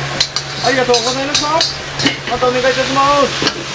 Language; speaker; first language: Japanese; native; Japanese